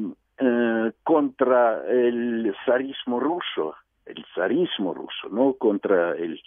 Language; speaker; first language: Spanish; non-native, fluent; Russian